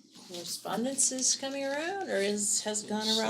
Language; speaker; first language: English; native; English